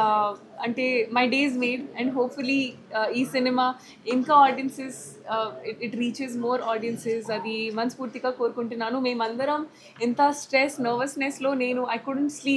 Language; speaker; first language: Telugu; non-native, learner; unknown